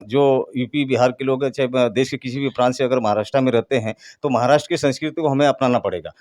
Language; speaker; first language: Hindi; native; Hindi